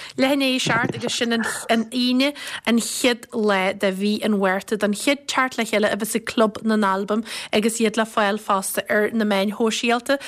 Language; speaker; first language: Irish; native; Irish